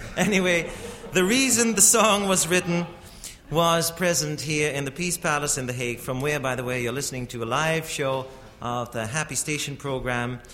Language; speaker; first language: English; non-native, fluent; Dutch